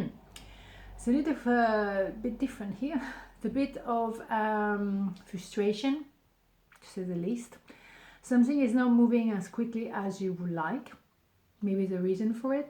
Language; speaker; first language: English; non-native, fluent; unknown